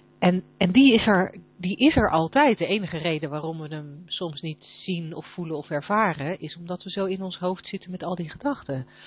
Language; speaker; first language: Dutch; native; Dutch